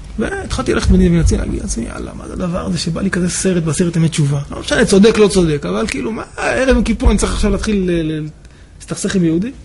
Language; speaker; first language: Hebrew; native; Hebrew